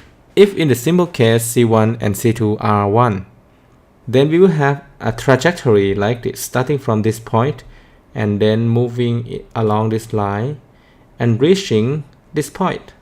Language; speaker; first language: English; non-native, fluent; Thai